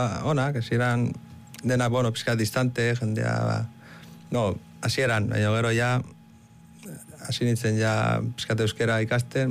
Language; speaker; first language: Basque; early bilingual, other home language; Arabic